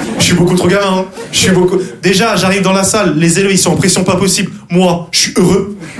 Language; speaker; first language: French; native; French